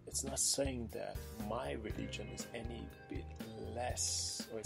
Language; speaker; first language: English; non-native, local second language; Krio